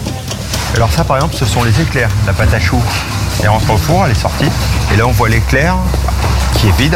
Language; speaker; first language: French; native; French